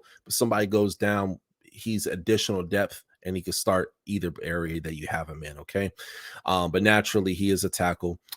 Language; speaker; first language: English; native; English